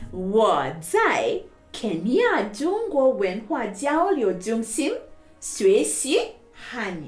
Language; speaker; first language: Chinese; non-native, fluent; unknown